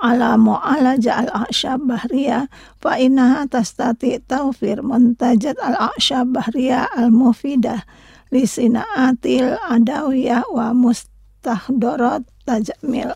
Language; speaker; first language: Arabic; non-native, fluent; Indonesian